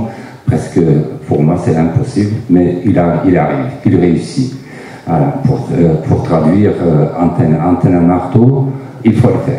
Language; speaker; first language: French; non-native, fluent; Turkish